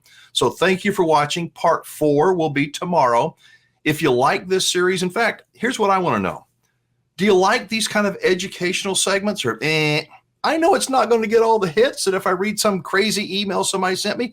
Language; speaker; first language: English; native; English